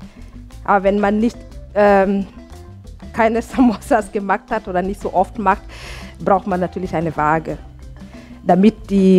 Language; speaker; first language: German; non-native, fluent; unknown